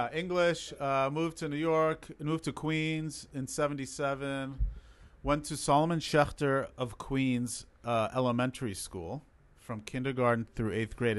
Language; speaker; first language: English; early bilingual, other home language; Hebrew